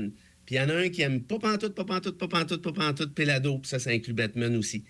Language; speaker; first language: French; native; French